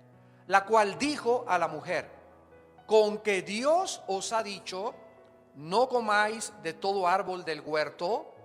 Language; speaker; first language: Spanish; native; Spanish